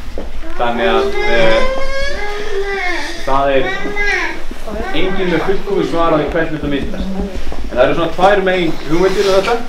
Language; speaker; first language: Icelandic; native; Icelandic